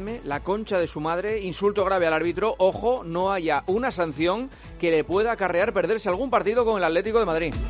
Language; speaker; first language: Spanish; native; Spanish